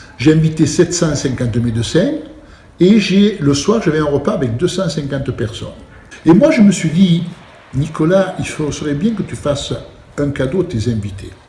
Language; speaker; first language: French; early bilingual, other home language; Italian